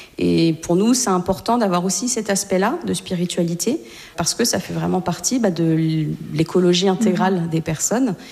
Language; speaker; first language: French; native; French